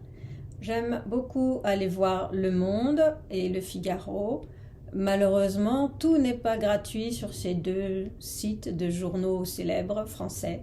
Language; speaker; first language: French; non-native, fluent; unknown